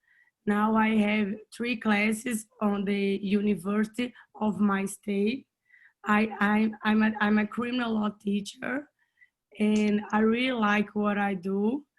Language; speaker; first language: English; non-native, learner; Portuguese